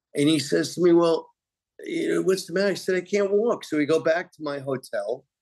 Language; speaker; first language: English; native; English